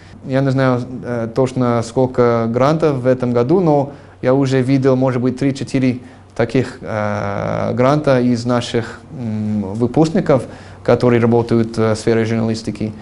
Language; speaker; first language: Russian; non-native, fluent; English